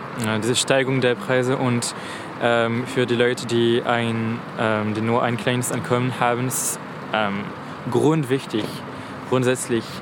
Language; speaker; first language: German; non-native, fluent; French